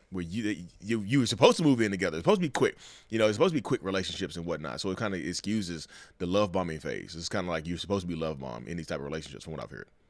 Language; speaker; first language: English; native; English